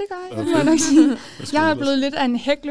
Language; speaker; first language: Danish; native; Danish